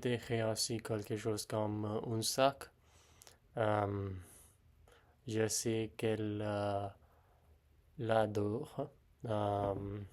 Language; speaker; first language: French; non-native, learner; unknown